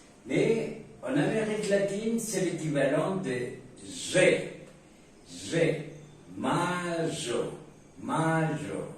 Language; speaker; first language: French; non-native, fluent; Spanish